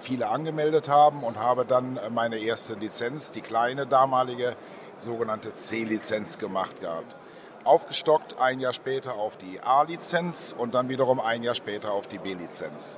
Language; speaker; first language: German; native; German